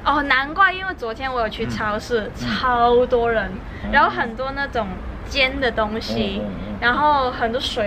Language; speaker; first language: Chinese; non-native, local second language; Cantonese